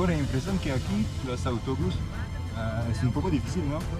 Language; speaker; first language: Spanish; non-native, learner; French